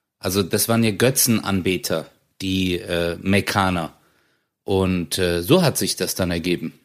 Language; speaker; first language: German; native; German